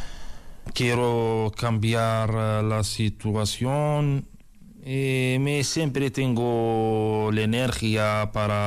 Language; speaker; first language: Spanish; non-native, learner; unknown